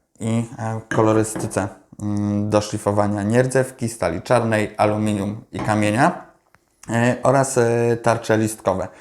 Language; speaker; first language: Polish; native; Polish